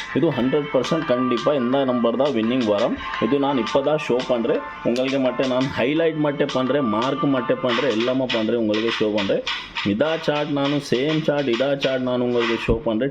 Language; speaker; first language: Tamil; non-native, learner; Kannada